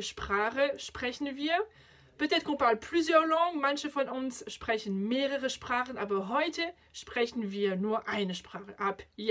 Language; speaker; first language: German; non-native, fluent; French